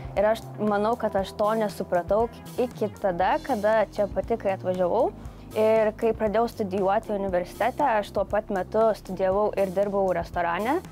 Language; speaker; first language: Lithuanian; native; Lithuanian